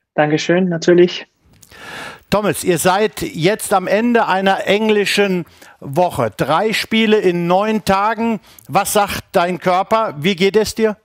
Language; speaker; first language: German; native; German